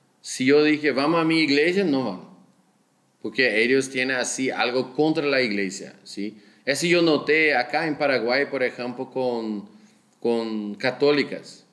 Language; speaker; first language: Spanish; non-native, learner; Dutch